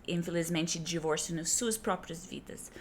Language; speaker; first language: Portuguese; non-native, fluent; English